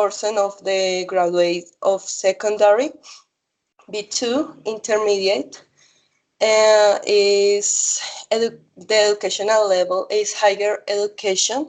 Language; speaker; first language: English; non-native, learner; Spanish